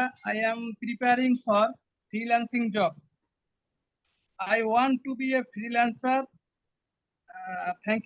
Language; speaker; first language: English; non-native, learner; Bangla